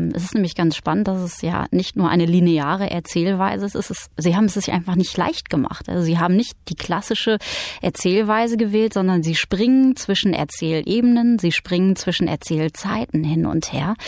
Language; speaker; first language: German; native; German